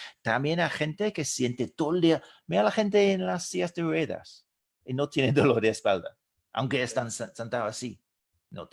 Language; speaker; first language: Spanish; non-native, fluent; English